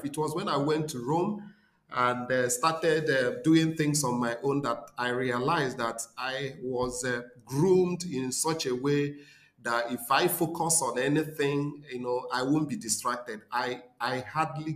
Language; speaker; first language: English; non-native, local second language; Igbo